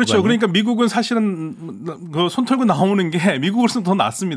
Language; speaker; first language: Korean; native; Korean